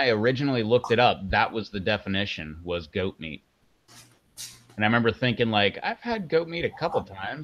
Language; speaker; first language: English; native; English